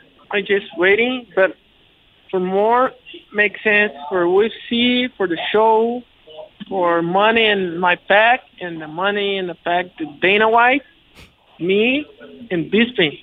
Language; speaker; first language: English; non-native, learner; Portuguese